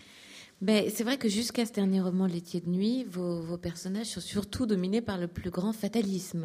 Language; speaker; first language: French; native; French